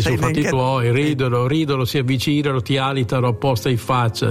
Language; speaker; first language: Italian; native; Italian